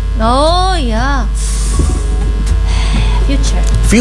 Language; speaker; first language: English; non-native, learner; Indonesian